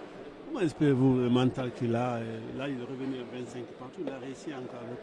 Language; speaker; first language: French; native; French